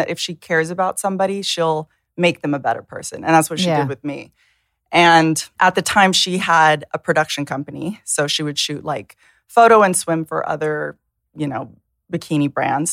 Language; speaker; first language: English; native; English